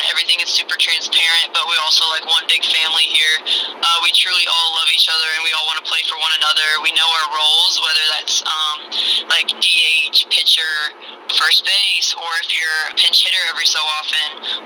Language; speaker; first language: English; native; English